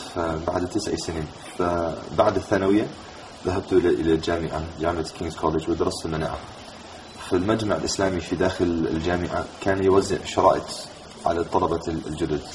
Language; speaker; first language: Arabic; non-native, fluent; English